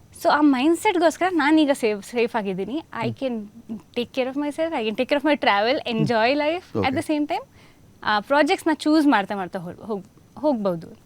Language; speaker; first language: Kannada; non-native, fluent; Hindi